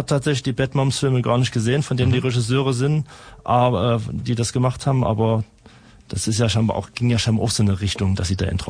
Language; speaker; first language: German; native; German